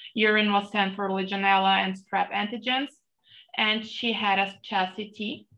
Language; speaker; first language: English; non-native, fluent; Portuguese